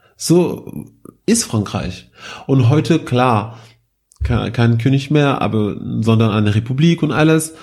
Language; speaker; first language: German; non-native, fluent; French